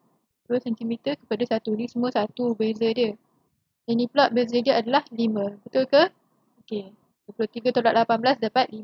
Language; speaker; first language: Malay; native; Malay